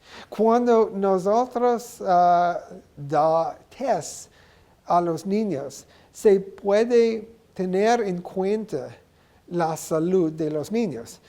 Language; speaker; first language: Spanish; non-native, learner; English